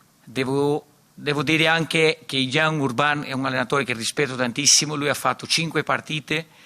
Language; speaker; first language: Italian; non-native, fluent; Portuguese